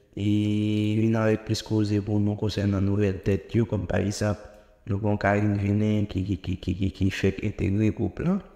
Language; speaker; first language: French; non-native, local second language; Haitian Creole